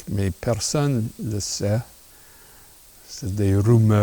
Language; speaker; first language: French; non-native, local second language; English